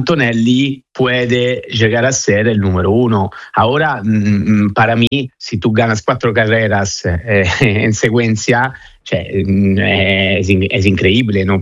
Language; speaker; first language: Spanish; non-native, fluent; Italian